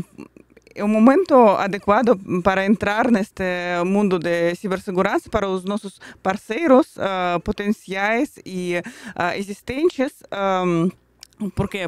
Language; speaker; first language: Portuguese; non-native, fluent; Russian